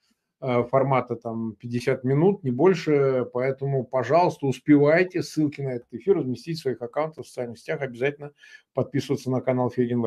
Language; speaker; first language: Russian; native; Russian